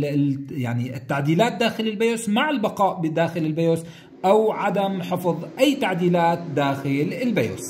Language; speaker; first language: Arabic; native; Arabic